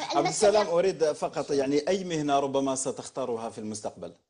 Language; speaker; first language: Arabic; native; Arabic